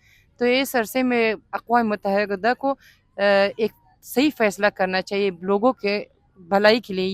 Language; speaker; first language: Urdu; non-native, fluent; Persian